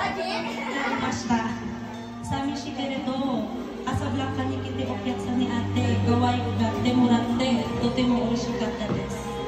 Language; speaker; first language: Japanese; non-native, learner; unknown